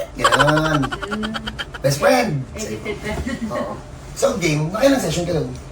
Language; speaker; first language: Filipino; native; Filipino